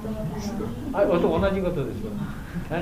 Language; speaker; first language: Japanese; non-native, learner; Bangla